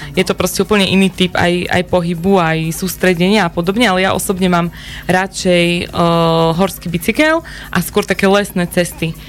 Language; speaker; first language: Slovak; native; Slovak